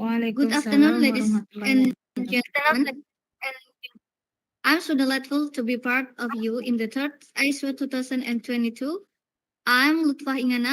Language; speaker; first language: English; non-native, learner; Indonesian